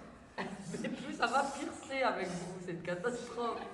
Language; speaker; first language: French; native; French